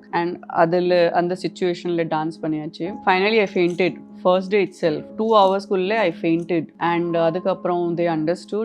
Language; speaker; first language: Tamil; non-native, local second language; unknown